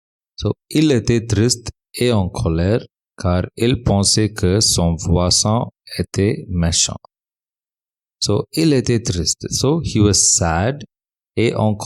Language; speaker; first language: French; non-native, fluent; English